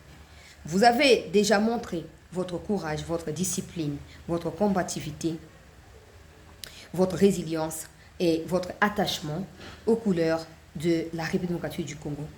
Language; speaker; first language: French; non-native, local second language; Lingala